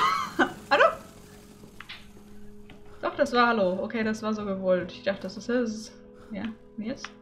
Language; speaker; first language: German; native; German